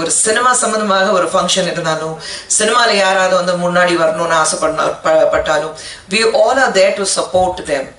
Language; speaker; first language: Tamil; non-native, fluent; Hindi